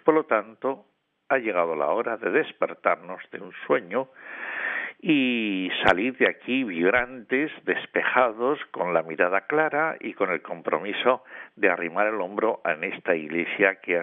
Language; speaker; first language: Spanish; native; Spanish